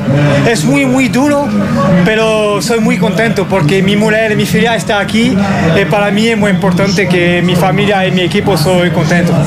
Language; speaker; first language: Spanish; non-native, learner; French